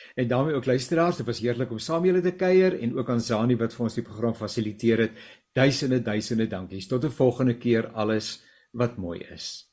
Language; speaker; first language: Afrikaans; native; Afrikaans